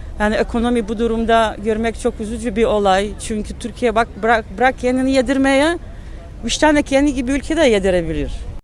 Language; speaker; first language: Turkish; non-native, fluent; Ukrainian